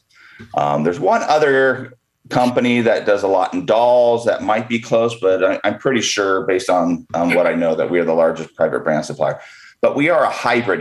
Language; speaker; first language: English; native; English